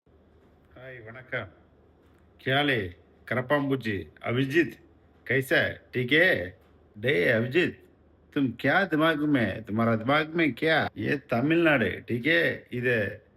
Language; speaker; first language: Hindi; non-native, local second language; Tamil